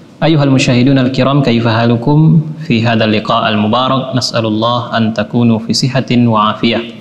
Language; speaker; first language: Arabic; non-native, fluent; Indonesian